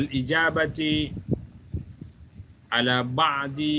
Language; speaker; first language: Arabic; non-native, fluent; Malay